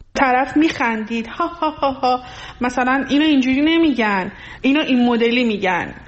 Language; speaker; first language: Persian; non-native, local second language; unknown